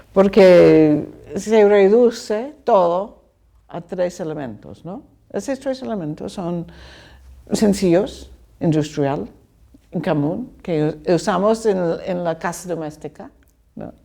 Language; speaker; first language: Spanish; non-native, learner; English